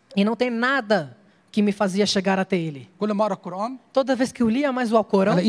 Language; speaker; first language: Portuguese; non-native, fluent; Arabic